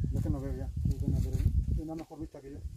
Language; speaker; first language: Spanish; native; Spanish